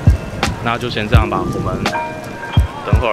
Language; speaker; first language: Chinese; native; Chinese